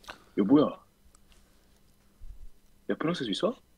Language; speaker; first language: Korean; non-native, learner; French